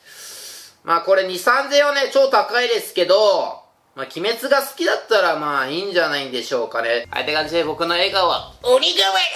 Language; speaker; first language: Japanese; native; Japanese